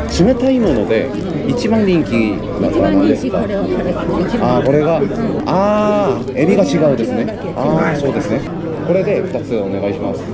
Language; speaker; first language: Japanese; non-native, learner; Korean